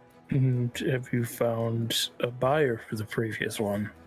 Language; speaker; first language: English; native; English